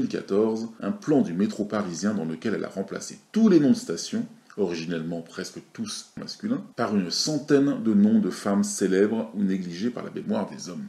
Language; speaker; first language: French; native; French